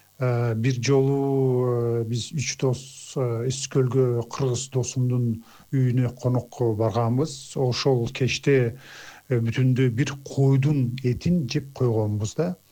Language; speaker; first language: Kyrgyz; non-native, local second language; Azerbaijani